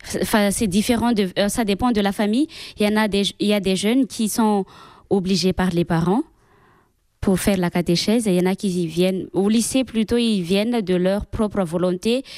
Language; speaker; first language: French; non-native, local second language; Malagasy